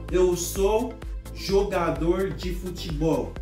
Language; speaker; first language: Portuguese; non-native, fluent; Haitian Creole